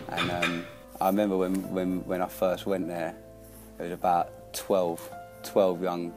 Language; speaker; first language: English; native; English